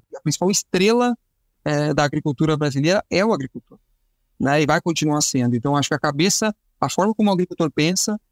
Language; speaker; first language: Portuguese; native; Portuguese